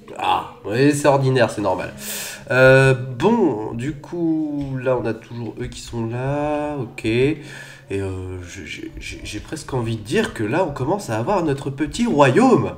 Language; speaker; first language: French; native; French